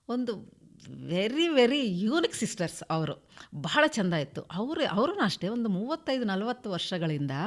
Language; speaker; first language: Kannada; non-native, local second language; Telugu